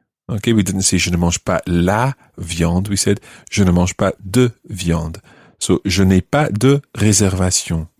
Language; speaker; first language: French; non-native, fluent; English